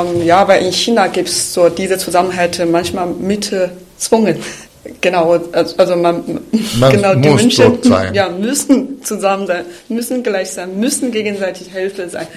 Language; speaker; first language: German; non-native, fluent; Chinese